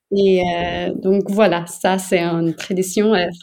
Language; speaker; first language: French; non-native, fluent; English